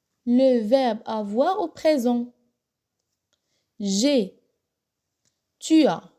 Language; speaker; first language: French; non-native, local second language; Arabic